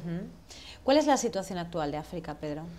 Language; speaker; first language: Spanish; native; Spanish